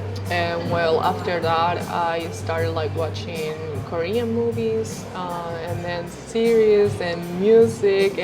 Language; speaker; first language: English; non-native, fluent; Spanish